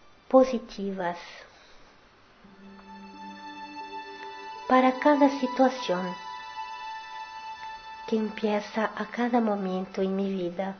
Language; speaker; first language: Spanish; non-native, fluent; Portuguese